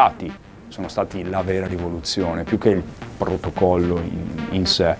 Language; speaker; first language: Italian; native; Italian